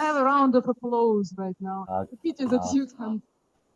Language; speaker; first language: English; non-native, fluent; Ukrainian